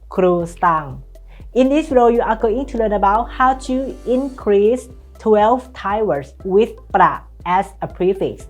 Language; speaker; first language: English; non-native, fluent; Thai